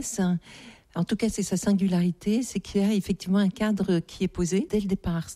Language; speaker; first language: French; native; French